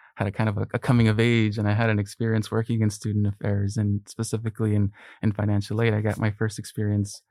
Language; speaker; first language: English; early bilingual, other home language; Spanish